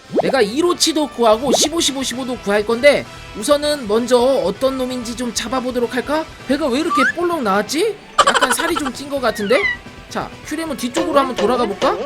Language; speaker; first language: Korean; native; Korean